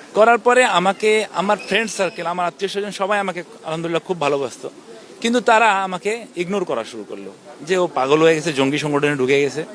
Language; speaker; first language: Bangla; non-native, local second language; Urdu